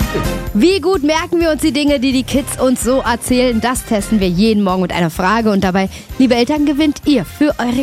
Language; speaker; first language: German; native; German